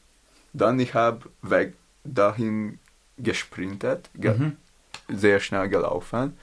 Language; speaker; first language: German; non-native, learner; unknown